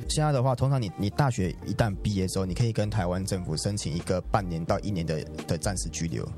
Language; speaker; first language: Chinese; native; Chinese